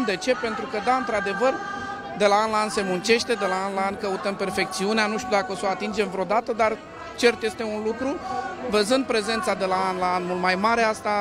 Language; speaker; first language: Romanian; native; Romanian